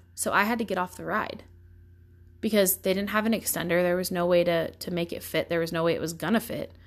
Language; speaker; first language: English; native; English